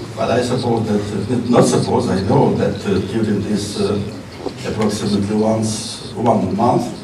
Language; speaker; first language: English; non-native, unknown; Ukrainian